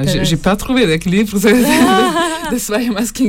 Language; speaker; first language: French; non-native, learner; Hungarian